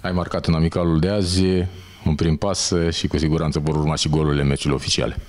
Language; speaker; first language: Romanian; native; Romanian